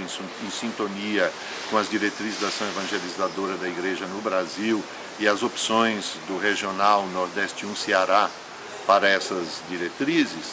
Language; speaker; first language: Portuguese; native; Portuguese